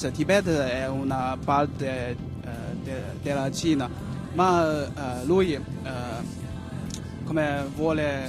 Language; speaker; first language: Italian; non-native, learner; Chinese